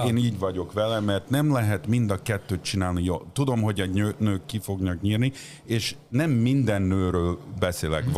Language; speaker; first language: Hungarian; early bilingual, heritage; Hungarian